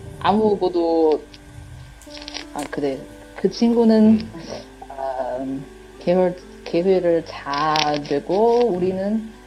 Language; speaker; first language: Korean; non-native, learner; Chinese